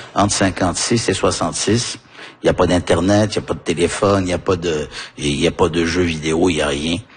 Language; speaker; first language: French; early bilingual, heritage; French